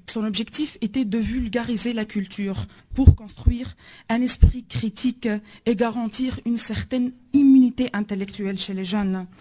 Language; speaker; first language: French; non-native, local second language; Arabic